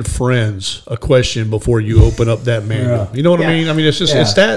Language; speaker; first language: English; native; English